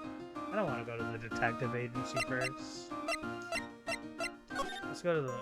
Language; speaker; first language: English; native; English